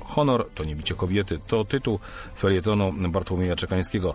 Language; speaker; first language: Polish; native; Polish